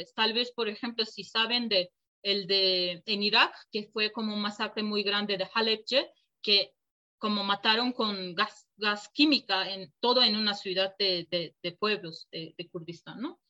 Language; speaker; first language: Spanish; non-native, fluent; Kurdish